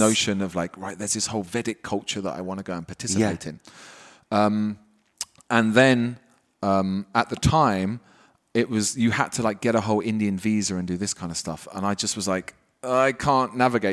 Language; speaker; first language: English; native; English